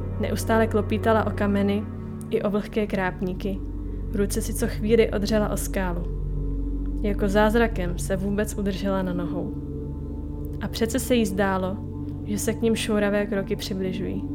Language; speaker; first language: Czech; native; Czech